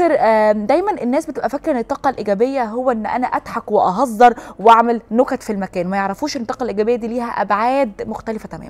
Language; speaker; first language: Arabic; native; Arabic